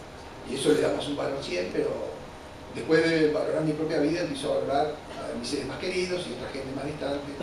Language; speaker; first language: Spanish; native; Spanish